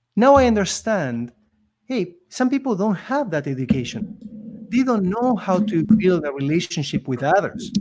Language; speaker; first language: English; non-native, fluent; Spanish